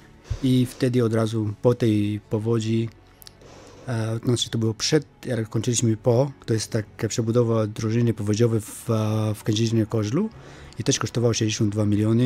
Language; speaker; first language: Polish; non-native, fluent; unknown